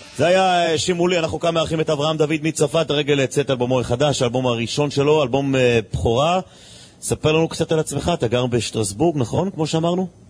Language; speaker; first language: Hebrew; native; Hebrew